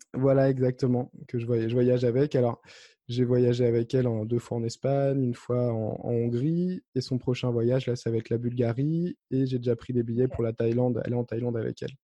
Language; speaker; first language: French; native; French